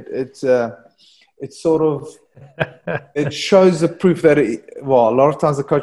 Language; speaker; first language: English; non-native, local second language; Afrikaans